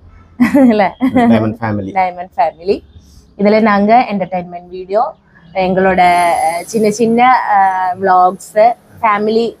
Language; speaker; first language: Tamil; non-native, learner; Malayalam